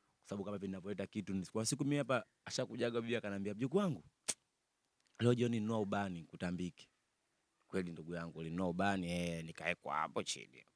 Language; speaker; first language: Swahili; native; Swahili